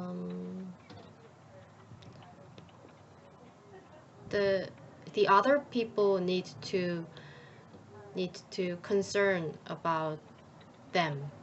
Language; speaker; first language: English; non-native, learner; Korean